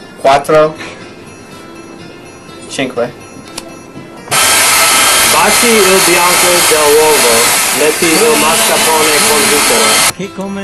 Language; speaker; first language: Italian; non-native, learner; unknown